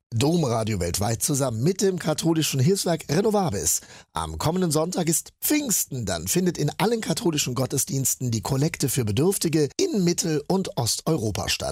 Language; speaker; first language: German; native; German